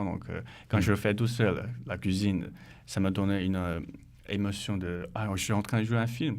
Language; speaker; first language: French; non-native, learner; Chinese